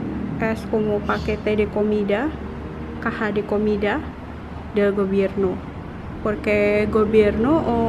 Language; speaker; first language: Spanish; non-native, learner; Indonesian